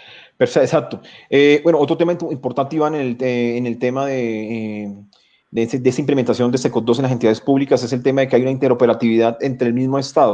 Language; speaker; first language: Spanish; native; Spanish